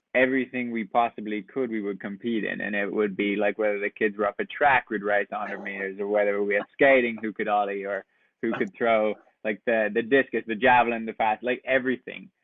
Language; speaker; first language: English; native; English